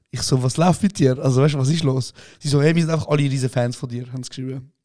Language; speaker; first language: German; early bilingual, other home language; Kurdish